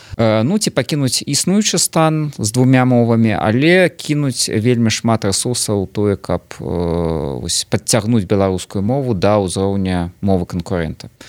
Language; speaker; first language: Belarusian; non-native, local second language; Russian